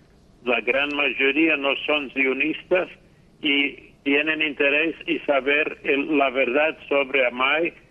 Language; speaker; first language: Spanish; non-native, fluent; English